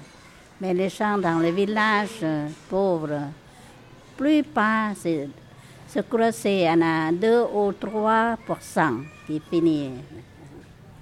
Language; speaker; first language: French; non-native, learner; Lao